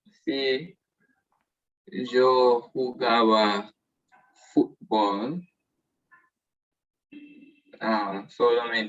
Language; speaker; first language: Spanish; non-native, learner; English